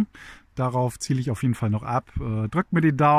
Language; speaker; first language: German; native; German